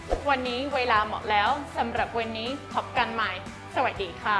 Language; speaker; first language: Thai; native; Thai